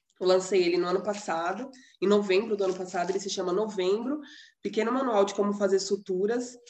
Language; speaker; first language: Portuguese; native; Portuguese